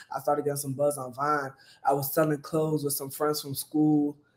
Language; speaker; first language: English; native; English